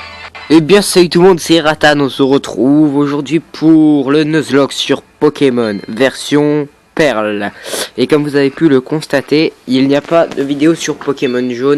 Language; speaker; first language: French; native; French